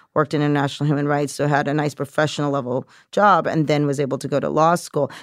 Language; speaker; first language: English; native; English